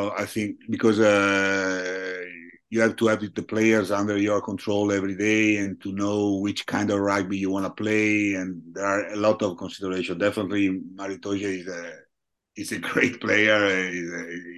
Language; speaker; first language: English; non-native, fluent; Italian